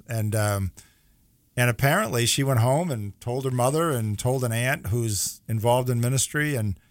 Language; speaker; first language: English; native; English